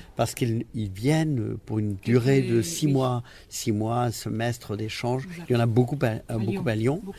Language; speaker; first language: French; non-native, fluent; Spanish